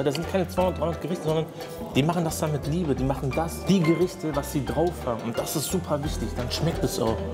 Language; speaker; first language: German; native; German